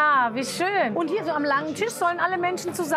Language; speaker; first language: German; native; German